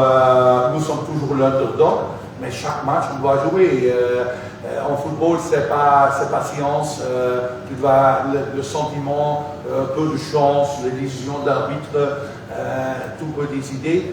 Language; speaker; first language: French; non-native, fluent; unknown